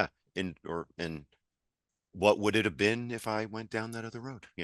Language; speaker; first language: English; native; English